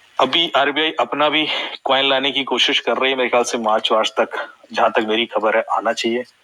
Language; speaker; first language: Hindi; native; Hindi